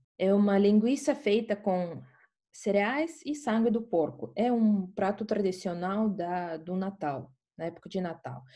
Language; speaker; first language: Portuguese; non-native, fluent; Estonian